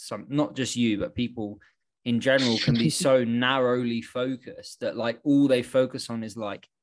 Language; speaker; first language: English; native; English